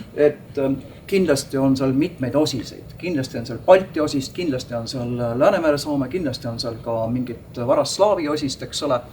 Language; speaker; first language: Estonian; native; Estonian